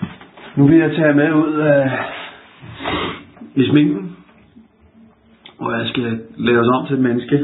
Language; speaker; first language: Danish; native; Danish